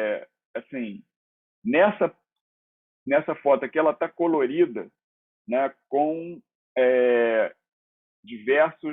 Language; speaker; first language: Portuguese; native; Portuguese